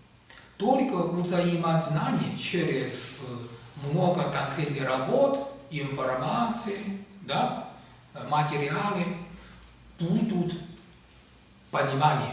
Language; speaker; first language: Russian; non-native, learner; Chinese